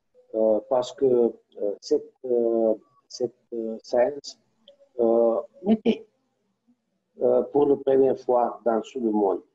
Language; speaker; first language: French; non-native, learner; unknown